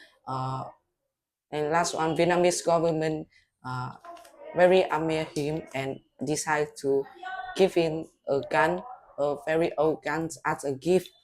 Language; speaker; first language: English; non-native, learner; Vietnamese